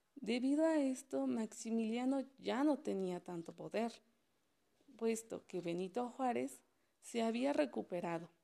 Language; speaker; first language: Spanish; native; Spanish